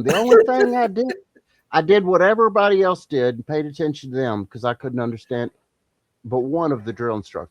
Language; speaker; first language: English; native; English